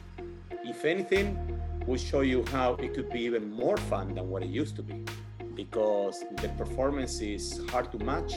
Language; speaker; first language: English; non-native, fluent; Spanish